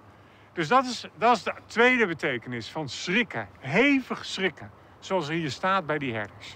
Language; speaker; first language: Dutch; native; Dutch